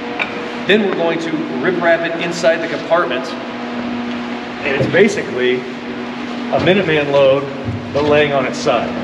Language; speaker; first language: English; native; English